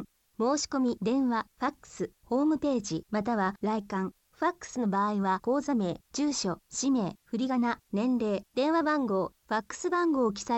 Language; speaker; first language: Japanese; native; Japanese